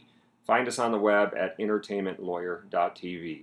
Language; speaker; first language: English; native; English